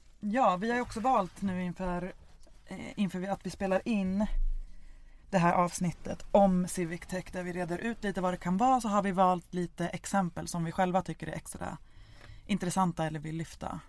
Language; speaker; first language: Swedish; native; Swedish